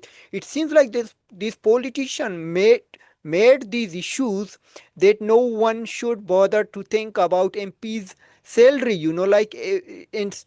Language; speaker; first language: English; non-native, fluent; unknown